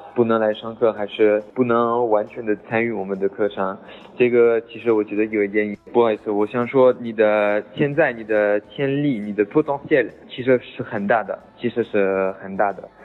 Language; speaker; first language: Chinese; non-native, fluent; French